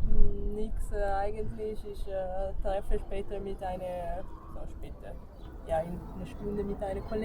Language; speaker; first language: German; non-native, learner; French